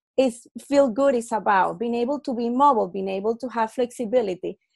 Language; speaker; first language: English; non-native, fluent; Spanish